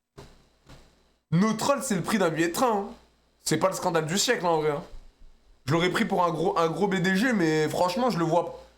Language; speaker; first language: French; native; French